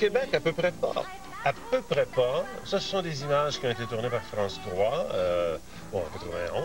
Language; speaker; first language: French; native; French